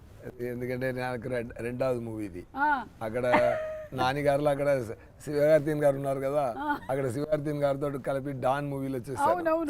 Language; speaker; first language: Telugu; non-native, fluent; Tamil